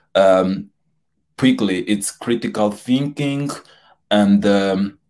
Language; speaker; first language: English; non-native, fluent; Portuguese